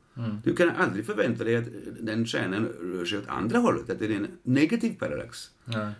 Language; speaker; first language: Swedish; non-native, fluent; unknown